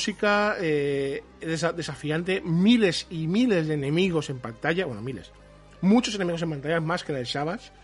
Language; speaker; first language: Spanish; native; Spanish